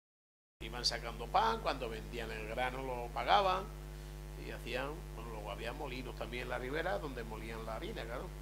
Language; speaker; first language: Spanish; native; Spanish